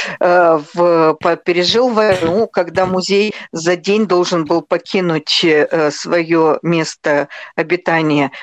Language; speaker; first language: Russian; native; Russian